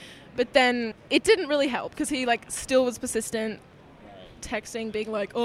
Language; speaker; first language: English; non-native, local second language; Cantonese